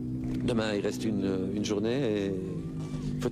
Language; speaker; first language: French; native; French